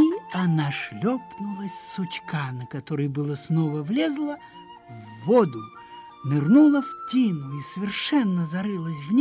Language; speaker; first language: Russian; native; Russian